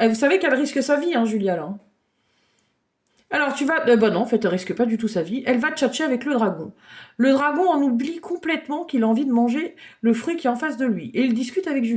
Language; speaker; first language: French; native; French